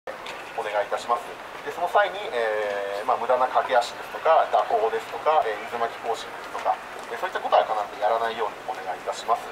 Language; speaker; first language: Japanese; native; Japanese